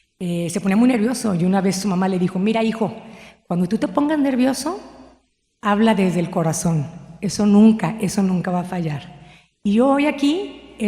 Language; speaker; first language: Spanish; native; Spanish